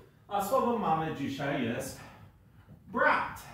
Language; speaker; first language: Polish; non-native, learner; English